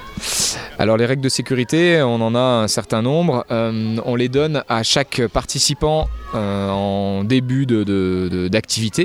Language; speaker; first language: French; native; French